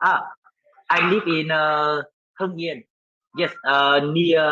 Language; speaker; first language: English; non-native, learner; Vietnamese